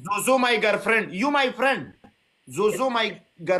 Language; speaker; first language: English; non-native, learner; Pashto